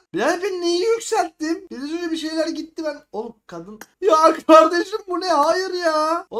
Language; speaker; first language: Turkish; native; Turkish